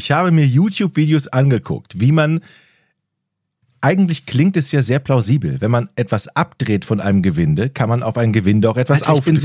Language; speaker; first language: German; native; German